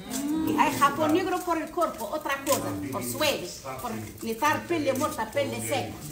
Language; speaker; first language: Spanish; non-native, learner; Arabic